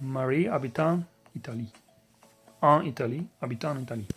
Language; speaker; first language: French; non-native, learner; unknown